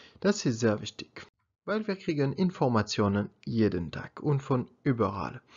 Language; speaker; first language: German; non-native, learner; French